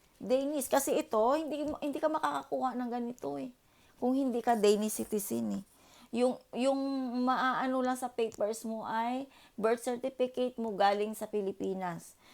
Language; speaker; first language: Filipino; early bilingual, heritage; Filipino